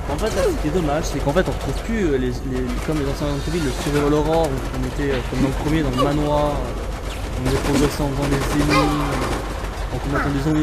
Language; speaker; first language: French; native; French